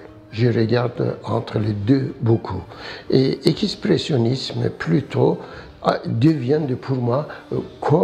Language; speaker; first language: French; non-native, learner; Turkish